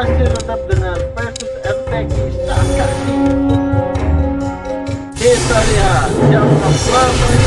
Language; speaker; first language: Indonesian; native; Indonesian